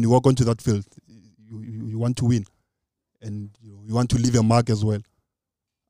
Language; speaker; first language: English; non-native, local second language; Northern Sotho